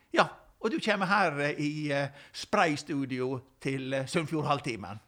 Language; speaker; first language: Norwegian; native; Norwegian